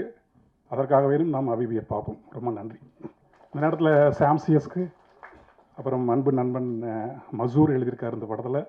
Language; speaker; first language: Tamil; native; Tamil